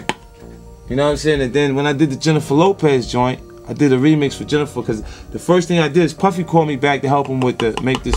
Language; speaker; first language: English; native; English